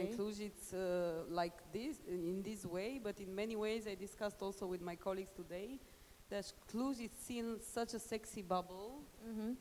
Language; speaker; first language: English; non-native, fluent; Romanian